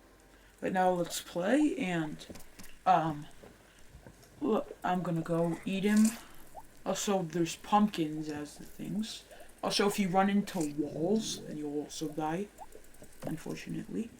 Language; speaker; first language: English; native; English